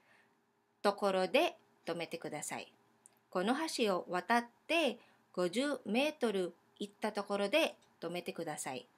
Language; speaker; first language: Japanese; non-native, fluent; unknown